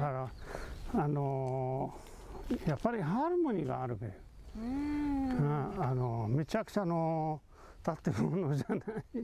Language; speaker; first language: Japanese; non-native, learner; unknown